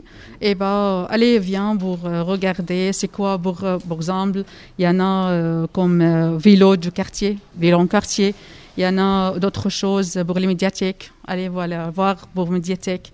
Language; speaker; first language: French; non-native, learner; Arabic